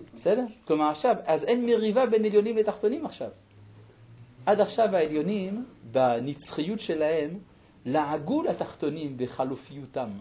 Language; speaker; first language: Hebrew; native; Hebrew